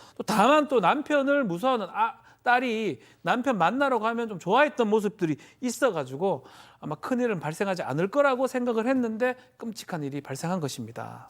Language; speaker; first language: Korean; native; Korean